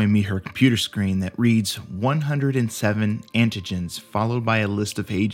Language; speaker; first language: English; native; English